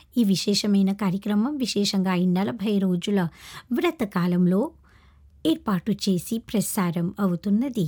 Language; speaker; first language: Telugu; early bilingual, heritage; Telugu